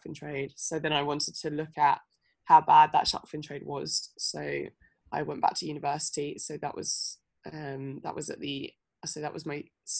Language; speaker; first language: English; native; English